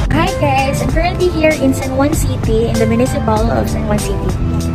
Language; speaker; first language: English; non-native, local second language; Filipino